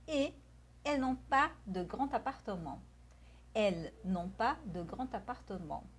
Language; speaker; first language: French; non-native, fluent; Portuguese